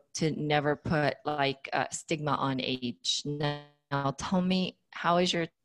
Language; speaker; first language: English; non-native, local second language; Filipino